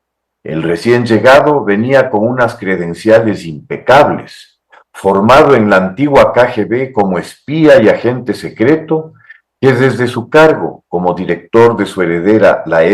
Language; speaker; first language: Spanish; native; Spanish